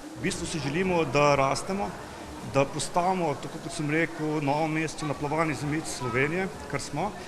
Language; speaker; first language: Slovenian; native; Slovenian